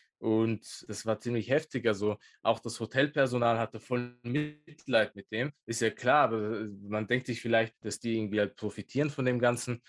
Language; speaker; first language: German; early bilingual, other home language; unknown